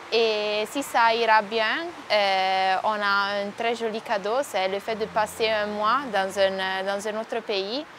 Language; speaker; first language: French; non-native, local second language; Italian